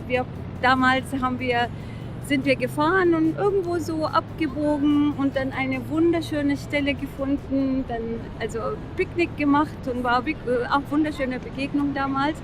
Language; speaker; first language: German; non-native, fluent; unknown